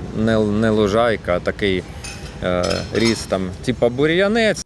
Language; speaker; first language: Ukrainian; native; Ukrainian